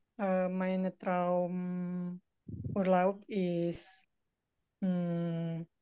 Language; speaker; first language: German; non-native, learner; Indonesian